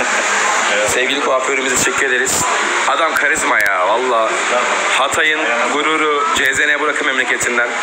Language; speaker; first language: Turkish; native; Turkish